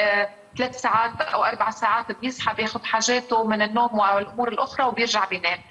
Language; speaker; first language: Arabic; native; Arabic